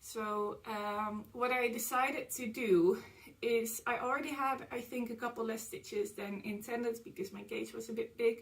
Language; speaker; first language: English; non-native, fluent; Dutch